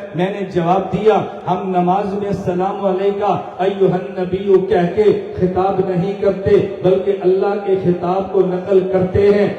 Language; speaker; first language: Urdu; non-native, local second language; Punjabi